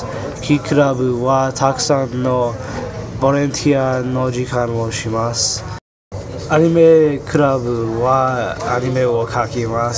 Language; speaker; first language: Japanese; non-native, learner; English